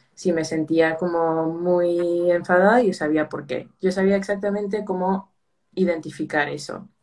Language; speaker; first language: Spanish; early bilingual, heritage; Spanish